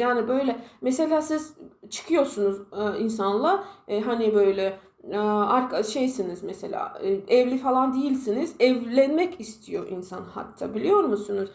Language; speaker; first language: Turkish; non-native, fluent; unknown